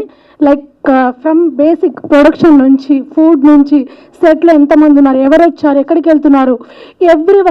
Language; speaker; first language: Telugu; native; Telugu